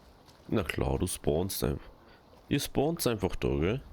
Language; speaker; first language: German; native; German